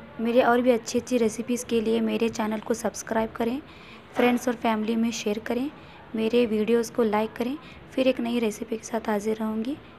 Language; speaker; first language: Hindi; native; Hindi